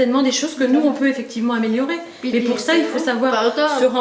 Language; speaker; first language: French; native; French